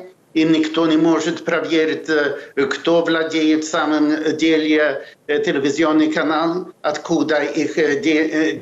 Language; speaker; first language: Russian; non-native, fluent; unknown